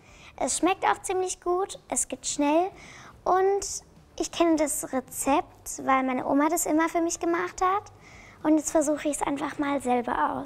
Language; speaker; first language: German; native; German